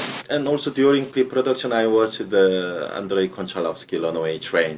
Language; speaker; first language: English; non-native, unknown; Korean